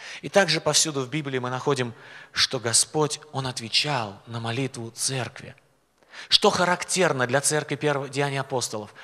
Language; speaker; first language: Russian; native; Russian